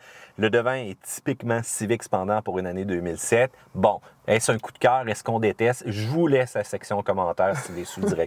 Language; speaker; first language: French; native; French